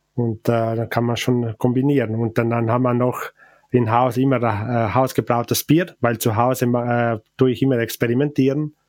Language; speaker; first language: German; non-native, local second language; Ladin